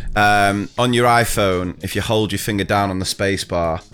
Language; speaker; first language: English; native; English